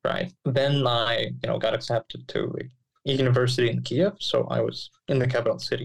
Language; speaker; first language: English; non-native, fluent; Ukrainian